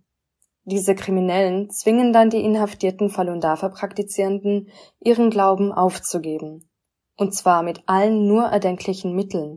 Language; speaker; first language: German; native; German